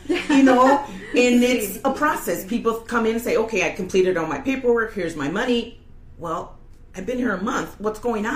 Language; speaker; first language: English; early bilingual, other home language; Spanish